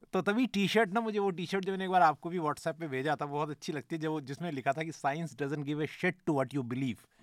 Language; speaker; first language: Hindi; native; Hindi